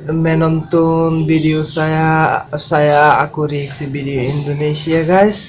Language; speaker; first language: Indonesian; non-native, learner; Bangla